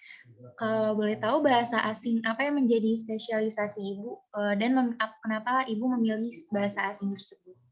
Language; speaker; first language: Indonesian; native; Indonesian